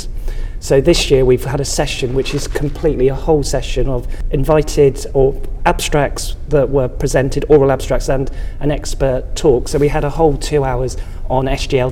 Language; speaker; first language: English; native; English